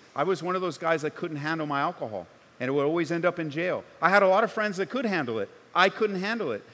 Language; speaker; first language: English; native; English